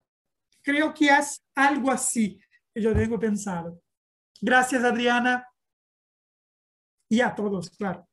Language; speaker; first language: Spanish; non-native, learner; Portuguese